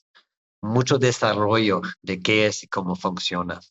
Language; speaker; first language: Spanish; non-native, fluent; English